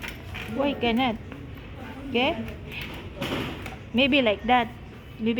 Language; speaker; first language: English; non-native, learner; Filipino